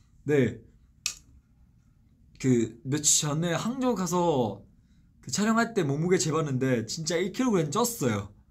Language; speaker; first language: Korean; non-native, fluent; Chinese